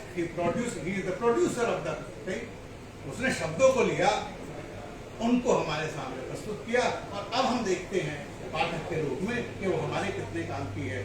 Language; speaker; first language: Hindi; non-native, local second language; Rajasthani